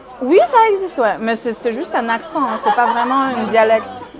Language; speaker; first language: French; non-native, fluent; Chinese